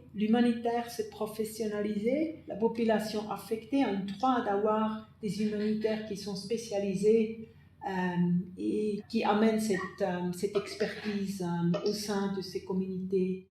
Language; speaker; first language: French; non-native, fluent; German